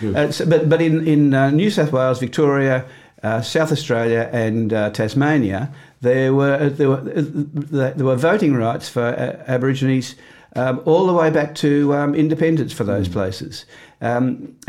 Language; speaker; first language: English; native; English